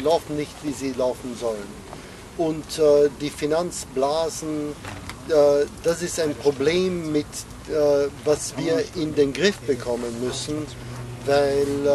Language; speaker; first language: German; non-native, fluent; English